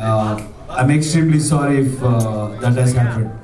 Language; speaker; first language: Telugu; non-native, learner; Kannada